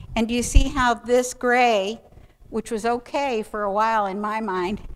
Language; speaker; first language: English; native; English